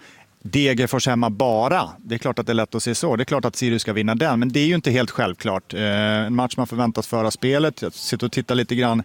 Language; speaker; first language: Swedish; native; Swedish